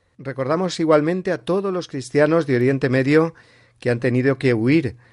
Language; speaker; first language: Spanish; native; Spanish